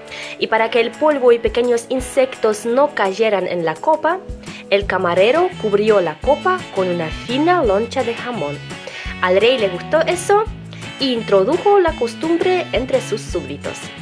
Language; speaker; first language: Spanish; non-native, fluent; Russian